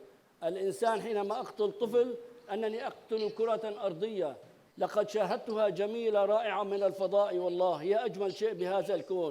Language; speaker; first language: Arabic; native; Arabic